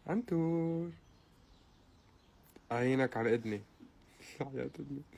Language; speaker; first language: Arabic; native; Arabic